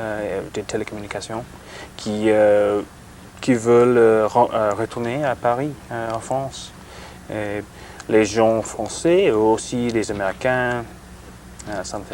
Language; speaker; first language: French; non-native, learner; English